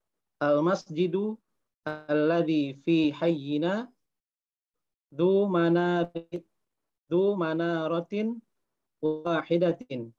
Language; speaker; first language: Arabic; non-native, learner; Indonesian